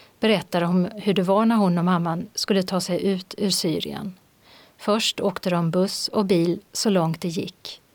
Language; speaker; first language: Swedish; native; Swedish